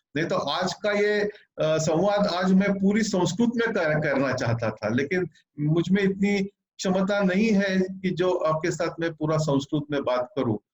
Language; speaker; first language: Hindi; non-native, local second language; Marathi